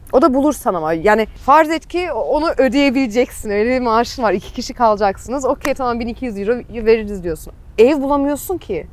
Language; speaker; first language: Turkish; early bilingual, heritage; Turkish